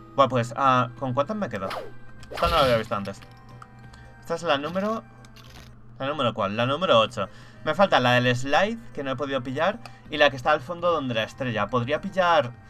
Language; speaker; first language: Spanish; native; Spanish